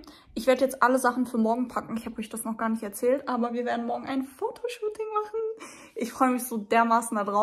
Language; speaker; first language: German; native; German